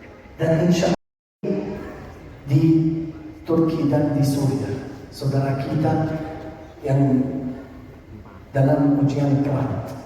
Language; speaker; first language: Indonesian; non-native, fluent; Arabic